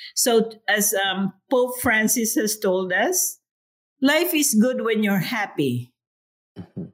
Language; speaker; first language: English; non-native, local second language; Hiligaynon